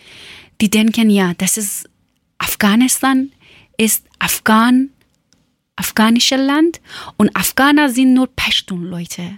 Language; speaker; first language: German; non-native, learner; Persian